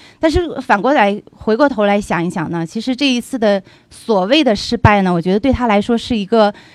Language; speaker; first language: Chinese; native; Chinese